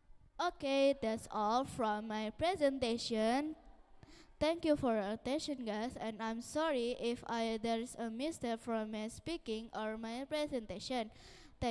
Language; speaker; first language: English; non-native, learner; Indonesian